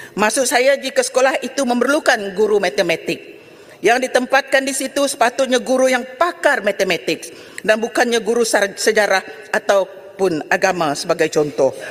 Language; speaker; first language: Malay; native; Malay